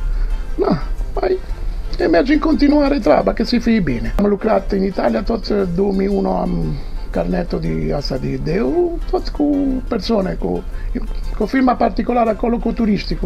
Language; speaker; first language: Romanian; non-native, learner; Italian